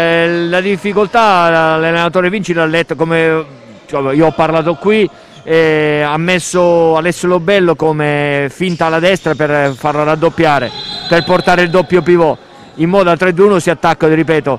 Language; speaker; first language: Italian; native; Italian